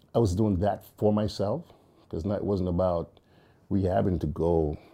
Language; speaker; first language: English; early bilingual, other home language; Jamaican Creole English